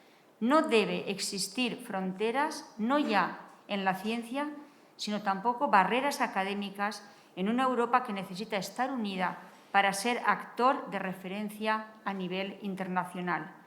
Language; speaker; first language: Spanish; native; Spanish